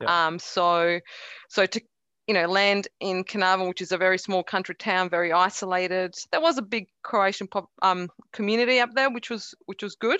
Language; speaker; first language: English; early bilingual, other home language; Croatian